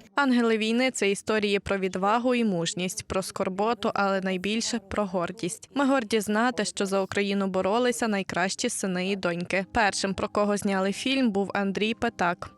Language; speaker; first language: Ukrainian; native; Ukrainian